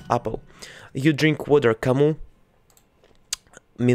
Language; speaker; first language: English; non-native, learner; Russian